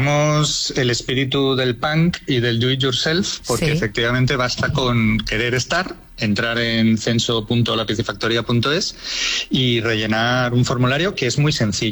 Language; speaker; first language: Spanish; native; Spanish